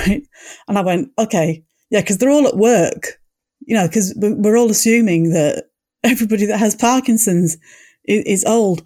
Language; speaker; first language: English; native; English